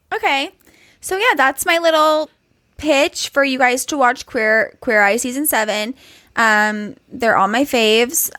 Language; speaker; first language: English; native; English